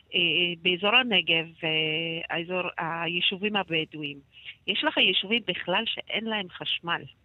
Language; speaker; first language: Hebrew; non-native, local second language; Arabic